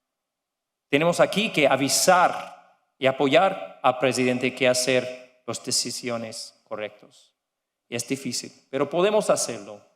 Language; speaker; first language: Spanish; non-native, learner; English